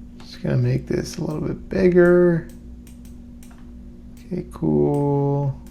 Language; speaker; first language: English; native; English